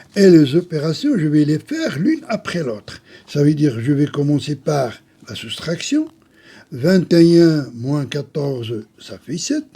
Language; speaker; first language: French; non-native, local second language; Arabic